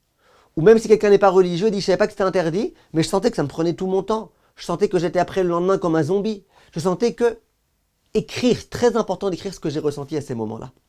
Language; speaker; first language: French; native; French